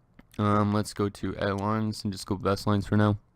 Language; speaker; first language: English; native; English